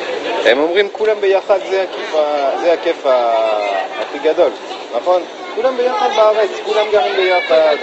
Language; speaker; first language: Hebrew; non-native, fluent; French